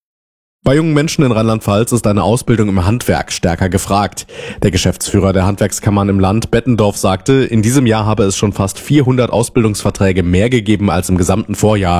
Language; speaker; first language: German; native; German